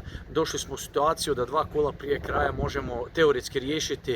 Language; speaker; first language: Croatian; native; Croatian